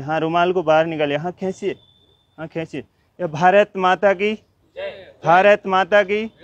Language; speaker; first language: Hindi; native; Hindi